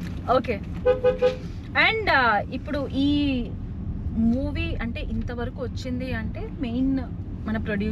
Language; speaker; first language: Telugu; native; Telugu